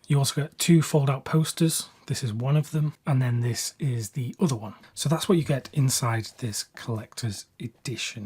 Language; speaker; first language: English; native; English